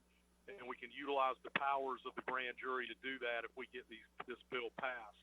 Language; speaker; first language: English; native; English